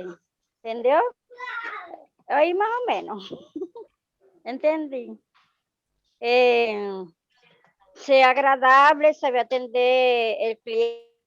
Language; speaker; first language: Portuguese; non-native, learner; Spanish